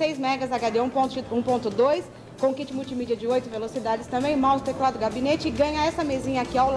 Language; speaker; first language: Portuguese; native; Portuguese